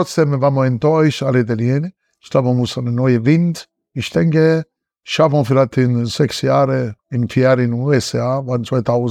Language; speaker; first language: German; non-native, learner; Italian